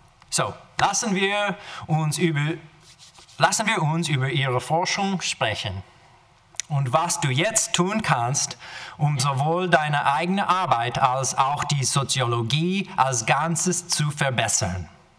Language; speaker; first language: German; non-native, learner; English